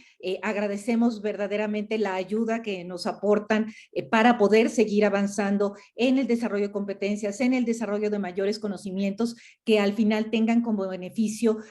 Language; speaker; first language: Spanish; native; Spanish